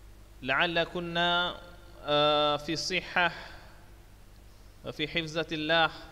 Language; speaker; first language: Arabic; non-native, fluent; Indonesian